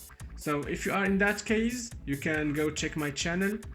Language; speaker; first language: English; non-native, fluent; French